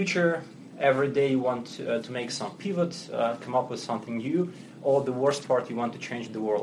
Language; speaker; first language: English; non-native, fluent; Russian